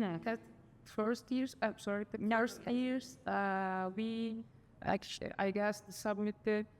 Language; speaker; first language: English; non-native, learner; Turkish